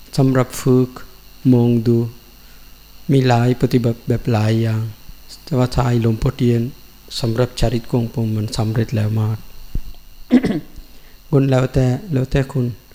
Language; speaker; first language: Thai; non-native, learner; Sinhala